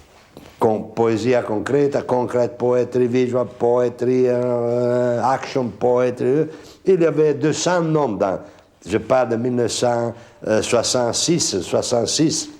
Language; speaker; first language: French; non-native, fluent; Italian